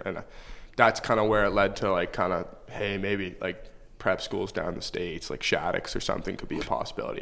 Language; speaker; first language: English; native; English